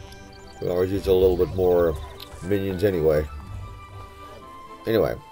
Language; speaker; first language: English; native; English